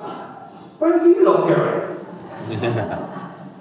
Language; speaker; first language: English; native; English